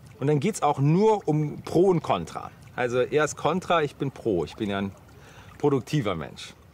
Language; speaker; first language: German; native; German